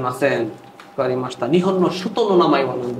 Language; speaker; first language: Japanese; non-native, learner; Bangla